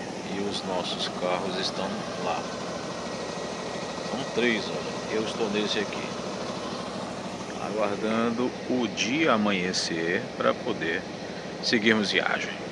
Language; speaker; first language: Portuguese; native; Portuguese